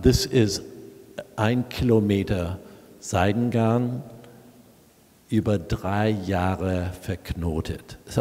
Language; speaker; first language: German; non-native, fluent; English